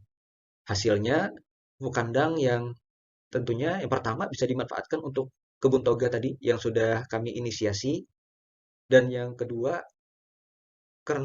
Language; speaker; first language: Indonesian; native; Indonesian